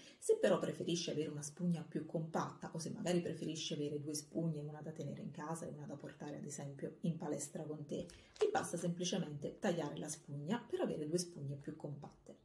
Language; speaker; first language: Italian; native; Italian